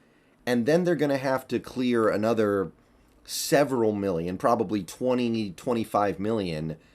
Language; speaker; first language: English; native; English